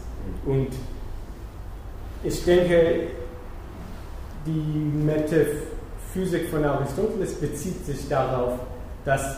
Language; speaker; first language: German; non-native, fluent; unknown